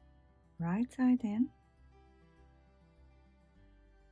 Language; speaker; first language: English; non-native, fluent; Dutch